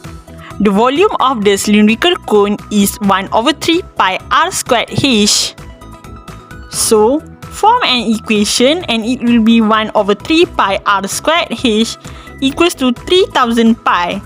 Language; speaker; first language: English; non-native, local second language; Malay